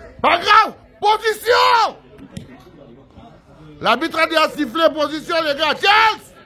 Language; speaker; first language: French; native; French